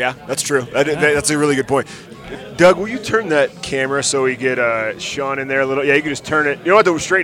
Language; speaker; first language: English; native; English